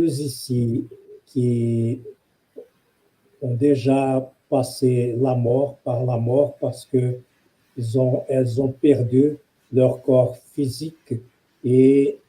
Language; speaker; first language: French; non-native, fluent; Portuguese